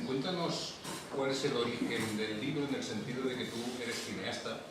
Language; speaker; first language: Spanish; native; Spanish